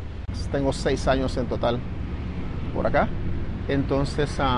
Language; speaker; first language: Spanish; native; Spanish